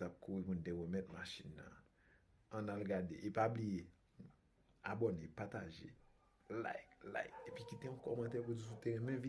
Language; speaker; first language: French; non-native, local second language; Haitian Creole